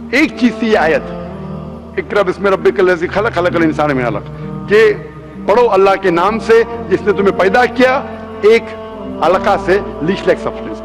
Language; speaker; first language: Hindi; non-native, local second language; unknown